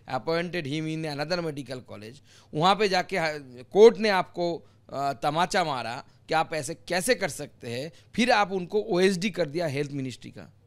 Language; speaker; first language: Hindi; non-native, local second language; Bangla